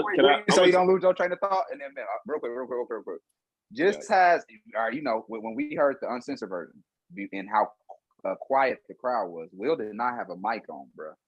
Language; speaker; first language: English; native; English